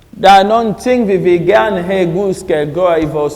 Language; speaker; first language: Danish; non-native, learner; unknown